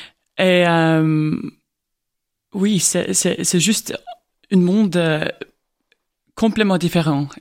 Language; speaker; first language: French; non-native, fluent; Estonian